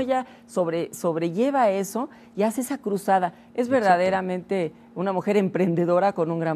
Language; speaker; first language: Spanish; native; Spanish